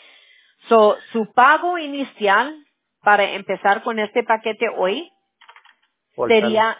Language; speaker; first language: Spanish; early bilingual, heritage; Spanish